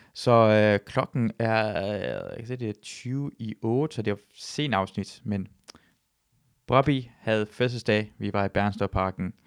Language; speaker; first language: Danish; early bilingual, other home language; Persian